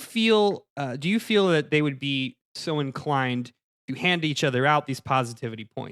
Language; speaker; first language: English; native; English